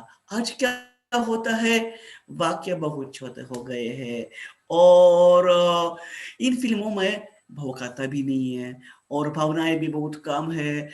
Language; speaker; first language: Hindi; non-native, fluent; Russian